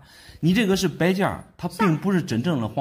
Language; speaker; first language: Chinese; native; Chinese